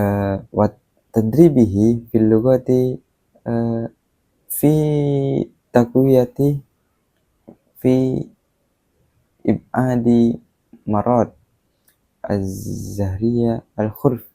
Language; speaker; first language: Arabic; non-native, learner; Indonesian